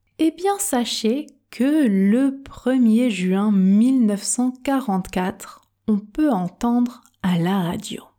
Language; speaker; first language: French; native; French